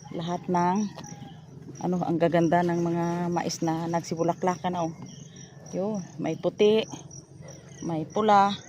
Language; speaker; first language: Filipino; non-native, local second language; Cebuano